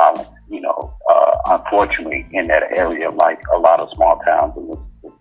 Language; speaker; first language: English; native; English